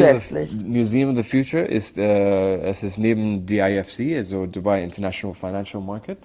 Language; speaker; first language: German; non-native, learner; Arabic